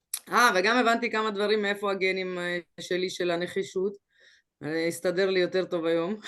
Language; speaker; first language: Hebrew; early bilingual, other home language; Russian